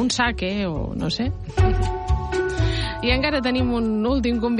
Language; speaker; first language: Catalan; native; Catalan